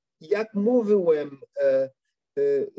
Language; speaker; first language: Polish; non-native, learner; French